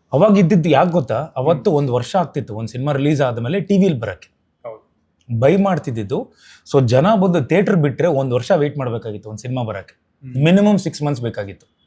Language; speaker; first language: Kannada; native; Kannada